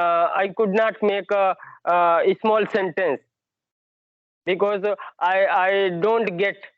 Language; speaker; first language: English; non-native, learner; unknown